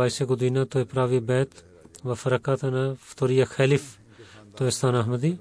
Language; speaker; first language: Bulgarian; non-native, learner; Urdu